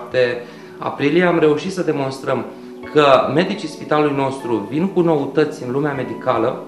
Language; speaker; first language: Romanian; native; Romanian